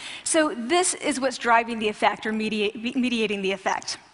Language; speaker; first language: English; native; English